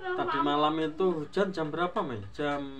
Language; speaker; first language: Indonesian; non-native, local second language; Javanese